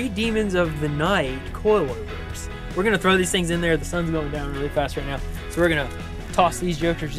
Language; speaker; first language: English; native; English